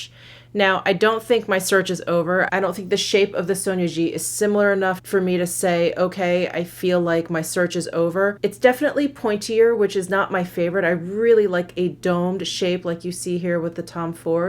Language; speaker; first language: English; native; English